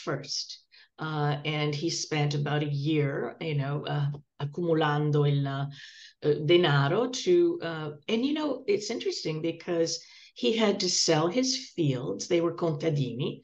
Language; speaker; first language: English; native; English